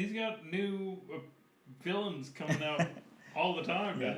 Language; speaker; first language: English; native; English